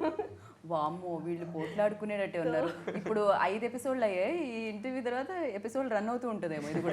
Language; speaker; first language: Telugu; native; Telugu